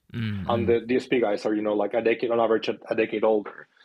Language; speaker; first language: English; non-native, fluent; Spanish